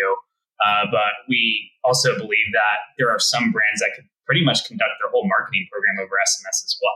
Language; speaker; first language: English; native; English